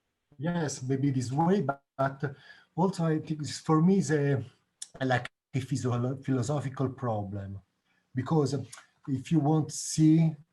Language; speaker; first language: English; non-native, learner; Italian